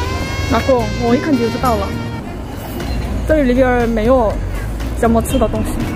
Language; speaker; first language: Chinese; non-native, learner; Korean